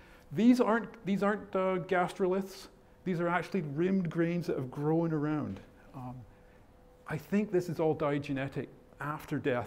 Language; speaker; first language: English; native; English